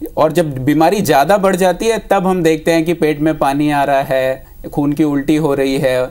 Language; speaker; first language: Hindi; native; Hindi